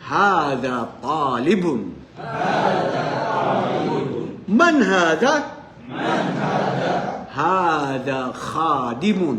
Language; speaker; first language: Arabic; non-native, fluent; Filipino